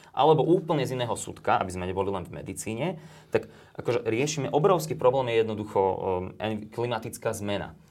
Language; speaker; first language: Slovak; native; Slovak